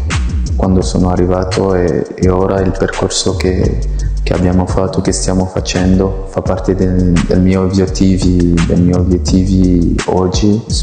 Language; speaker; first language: Italian; non-native, fluent; French